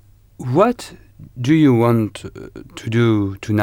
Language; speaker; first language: English; non-native, learner; French